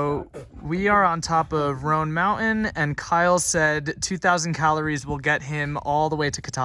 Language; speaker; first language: English; native; English